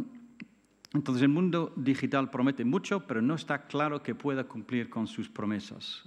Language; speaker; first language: Spanish; non-native, fluent; English